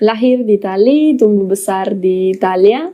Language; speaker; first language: Indonesian; non-native, fluent; Italian